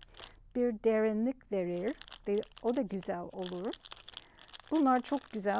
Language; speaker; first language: Turkish; non-native, fluent; English